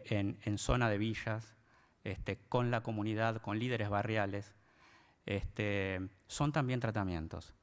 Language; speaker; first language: Spanish; native; Spanish